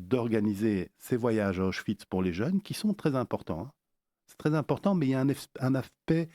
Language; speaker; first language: French; native; French